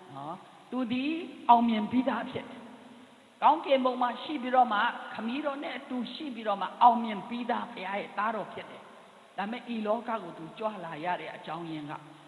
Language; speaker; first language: Burmese; non-native, local second language; Tedim Chin